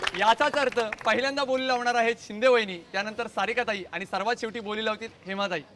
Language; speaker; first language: Marathi; native; Marathi